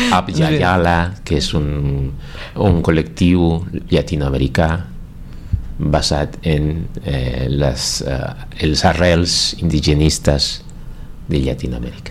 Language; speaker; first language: Catalan; non-native, fluent; Spanish